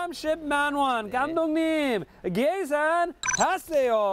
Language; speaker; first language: Korean; non-native, fluent; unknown